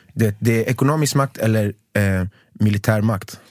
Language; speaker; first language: Swedish; native; Swedish